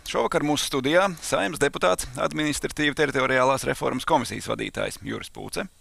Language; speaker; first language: Latvian; native; Latvian